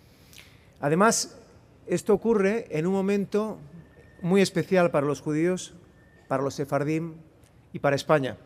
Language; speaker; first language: Spanish; native; Spanish